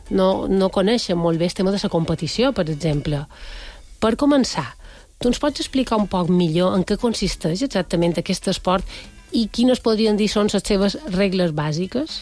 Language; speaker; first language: Catalan; native; Catalan